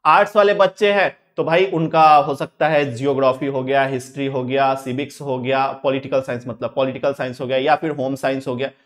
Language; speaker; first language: Hindi; native; Hindi